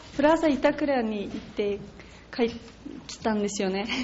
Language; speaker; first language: Japanese; non-native, fluent; Mongolian